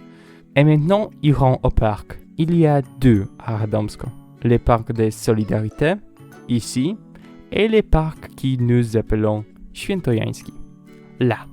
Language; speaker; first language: French; non-native, learner; Polish